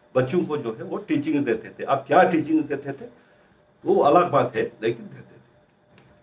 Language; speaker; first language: Hindi; native; Hindi